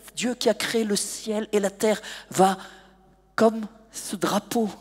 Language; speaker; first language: French; native; French